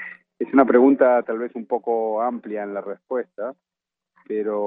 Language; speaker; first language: Portuguese; non-native, fluent; Spanish